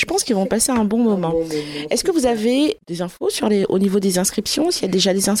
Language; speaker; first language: French; native; French